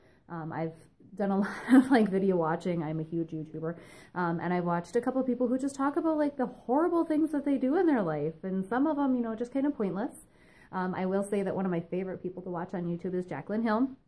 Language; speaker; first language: English; native; English